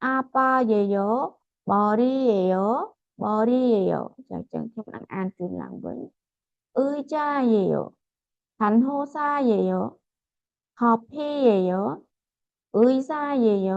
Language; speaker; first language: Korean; non-native, fluent; Khmer